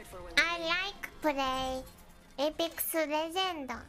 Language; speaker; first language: English; non-native, learner; Japanese